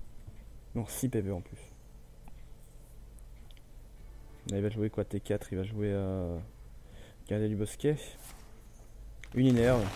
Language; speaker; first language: French; native; French